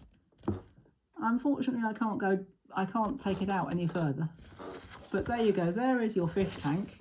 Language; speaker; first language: English; native; English